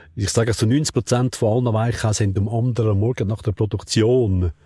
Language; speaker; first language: Swiss German; native; Swiss German